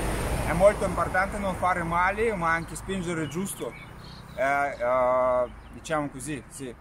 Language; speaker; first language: Italian; non-native, fluent; Russian